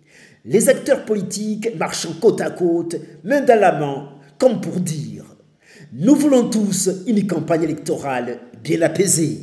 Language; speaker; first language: French; non-native, local second language; Rundi